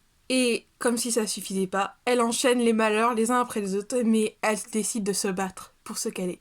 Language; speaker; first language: French; native; French